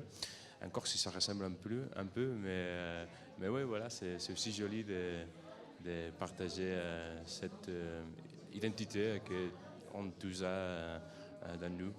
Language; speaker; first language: French; non-native, fluent; Catalan